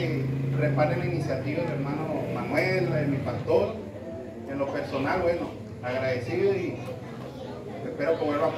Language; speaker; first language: Spanish; native; Spanish